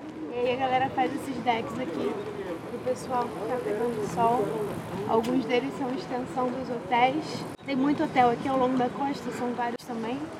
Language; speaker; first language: Portuguese; native; Portuguese